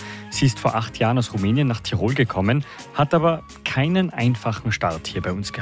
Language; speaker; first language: German; native; German